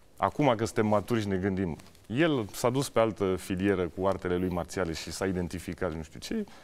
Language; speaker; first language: Romanian; early bilingual, heritage; Romanian